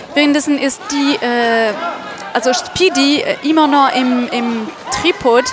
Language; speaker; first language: German; non-native, fluent; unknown